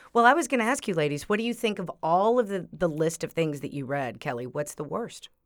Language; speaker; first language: English; native; English